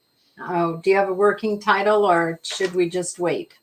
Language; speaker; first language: English; native; English